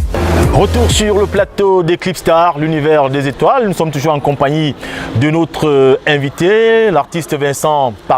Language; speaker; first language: French; native; French